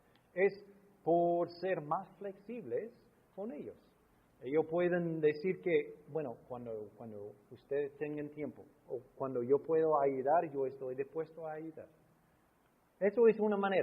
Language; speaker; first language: Spanish; non-native, fluent; English